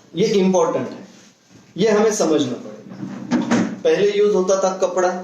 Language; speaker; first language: Hindi; non-native, local second language; Marathi